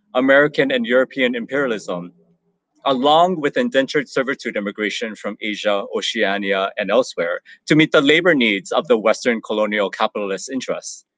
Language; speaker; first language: English; native; English